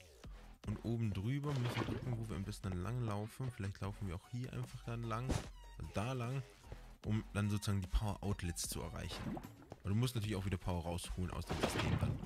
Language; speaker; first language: German; native; German